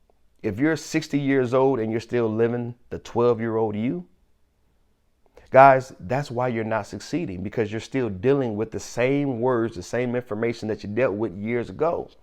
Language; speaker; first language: English; native; English